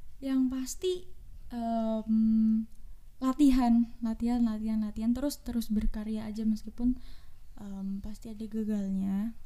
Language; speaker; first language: Indonesian; native; Indonesian